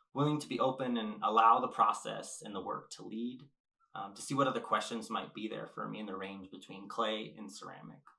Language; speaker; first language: English; native; English